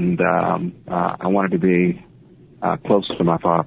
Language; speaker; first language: English; native; English